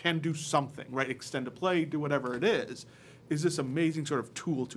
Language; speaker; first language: English; native; English